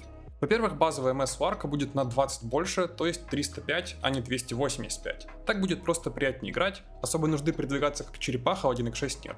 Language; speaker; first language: Russian; native; Russian